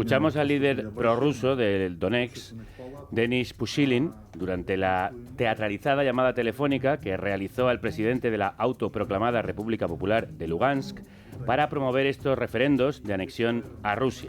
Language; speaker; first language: Spanish; native; Spanish